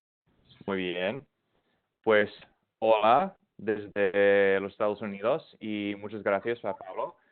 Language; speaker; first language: Spanish; non-native, fluent; English